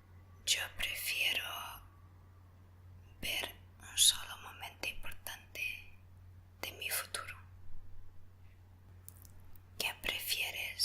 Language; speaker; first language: Spanish; non-native, fluent; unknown